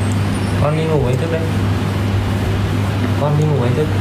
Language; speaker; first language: Vietnamese; native; Vietnamese